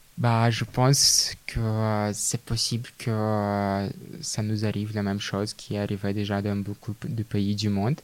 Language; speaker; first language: French; non-native, fluent; Russian